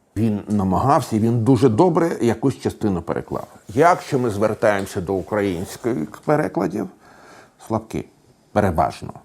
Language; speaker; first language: Ukrainian; non-native, local second language; Russian